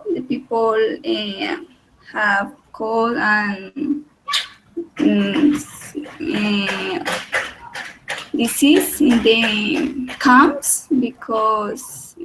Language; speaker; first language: English; non-native, learner; Spanish